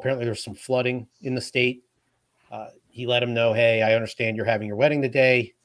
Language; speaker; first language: English; native; English